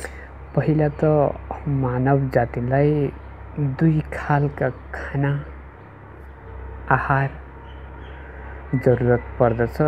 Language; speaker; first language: Nepali; native; Nepali